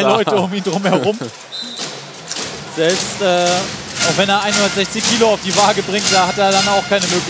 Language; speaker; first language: German; native; German